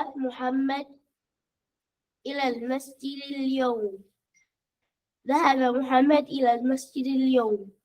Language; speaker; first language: Arabic; non-native, learner; English